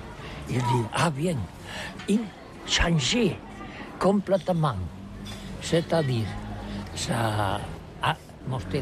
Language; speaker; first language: French; non-native, learner; Catalan